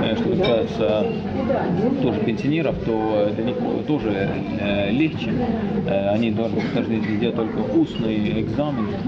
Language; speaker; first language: Russian; non-native, local second language; Estonian